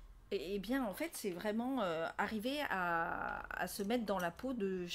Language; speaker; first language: French; native; French